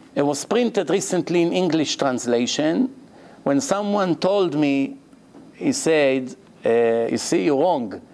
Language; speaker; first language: English; non-native, fluent; Hebrew